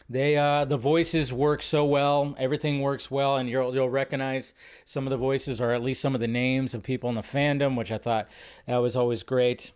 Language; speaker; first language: English; native; English